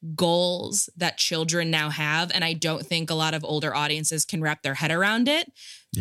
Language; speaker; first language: English; native; English